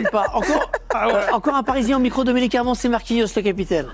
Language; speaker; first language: French; native; French